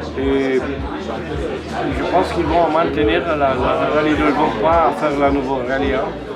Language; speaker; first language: French; non-native, fluent; Italian